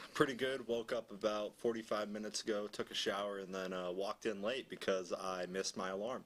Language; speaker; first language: English; native; English